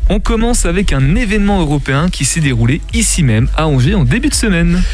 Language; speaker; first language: French; native; French